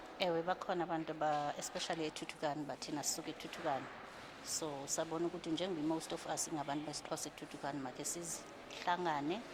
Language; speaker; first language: Zulu; non-native, local second language; Xhosa